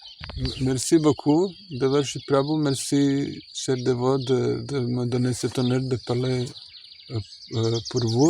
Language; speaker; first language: French; non-native, fluent; Croatian